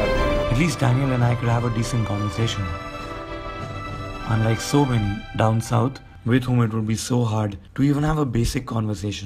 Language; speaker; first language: English; non-native, local second language; Hindi